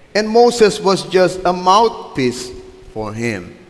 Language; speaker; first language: English; non-native, local second language; Filipino